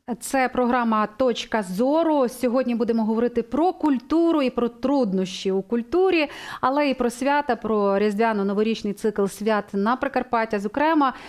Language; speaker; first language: Ukrainian; native; Ukrainian